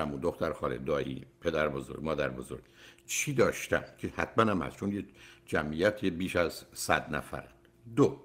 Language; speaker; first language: Persian; native; Persian